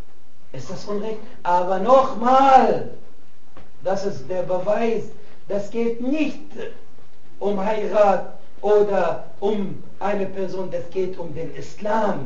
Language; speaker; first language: German; non-native, fluent; Arabic